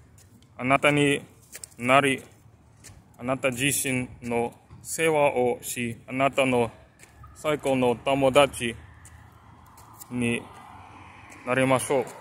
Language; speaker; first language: Japanese; non-native, learner; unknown